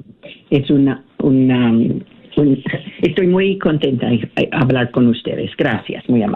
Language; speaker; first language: Spanish; early bilingual, heritage; Spanish